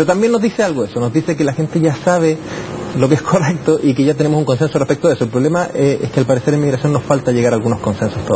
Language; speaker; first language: Spanish; native; Spanish